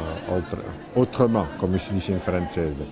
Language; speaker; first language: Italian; non-native, learner; Portuguese